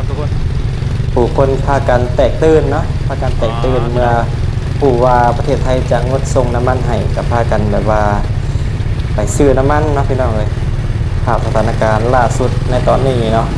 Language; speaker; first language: Thai; non-native, local second language; Northeastern Thai